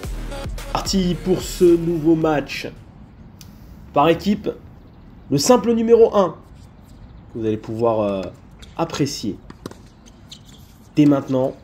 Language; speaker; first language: French; native; French